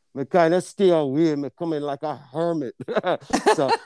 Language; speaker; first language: English; non-native, local second language; Jamaican Creole English